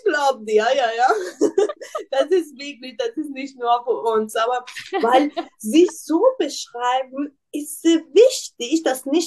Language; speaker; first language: German; non-native, learner; Persian